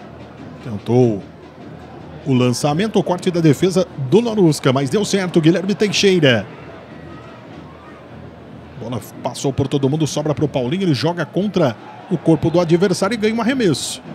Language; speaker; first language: Portuguese; native; Portuguese